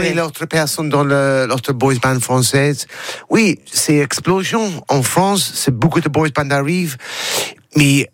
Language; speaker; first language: French; non-native, learner; English